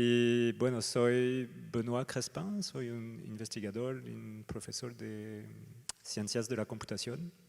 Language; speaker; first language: Spanish; non-native, fluent; French